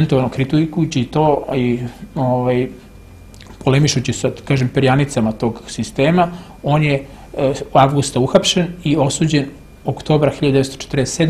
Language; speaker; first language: Serbian; native; Serbian